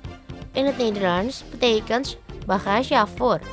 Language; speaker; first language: Dutch; non-native, fluent; Indonesian